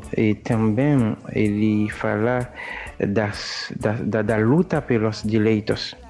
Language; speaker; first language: Portuguese; non-native, fluent; Haitian Creole